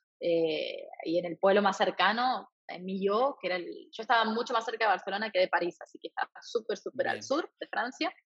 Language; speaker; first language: Spanish; native; Spanish